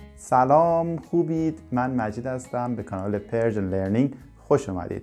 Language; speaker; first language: Persian; native; Persian